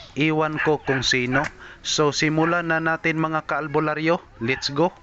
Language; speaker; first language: Filipino; non-native, local second language; Cebuano